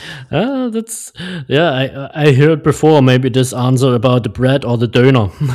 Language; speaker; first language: English; non-native, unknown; German